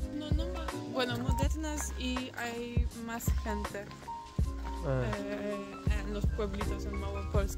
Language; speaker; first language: Spanish; non-native, fluent; Polish